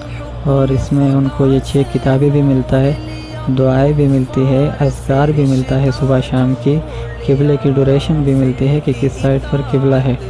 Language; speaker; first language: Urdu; non-native, local second language; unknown